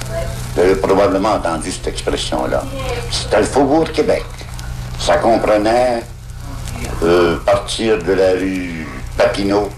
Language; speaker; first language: French; native; French